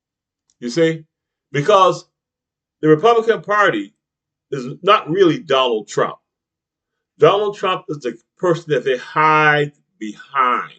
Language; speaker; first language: English; native; English